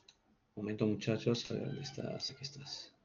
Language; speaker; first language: Spanish; native; Spanish